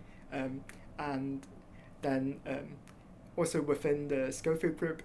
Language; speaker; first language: English; non-native, local second language; Cantonese